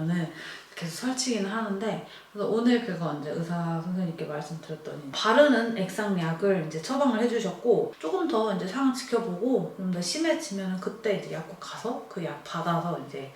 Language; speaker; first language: Korean; native; Korean